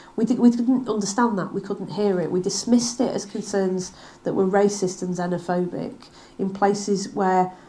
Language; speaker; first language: English; native; English